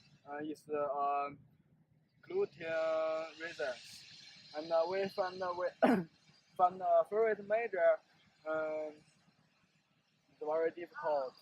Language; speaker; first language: English; non-native, learner; Chinese